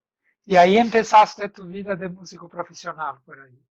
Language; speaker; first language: Spanish; non-native, fluent; Portuguese